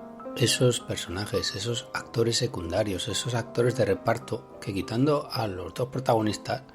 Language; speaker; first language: Spanish; native; Spanish